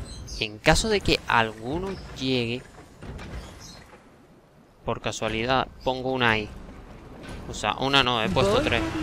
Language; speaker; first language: Spanish; native; Spanish